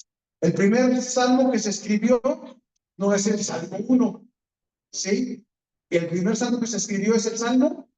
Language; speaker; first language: Spanish; native; Spanish